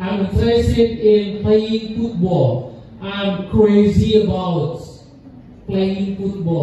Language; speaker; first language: English; non-native, learner; Indonesian